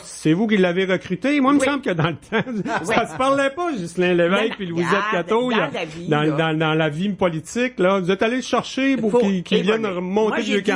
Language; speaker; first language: French; native; French